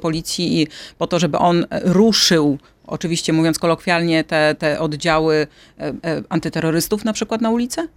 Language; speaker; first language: Polish; native; Polish